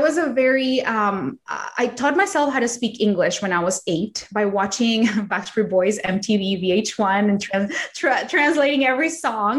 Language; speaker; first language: English; non-native, fluent; Spanish